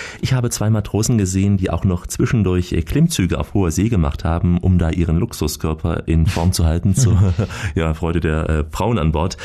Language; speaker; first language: German; native; German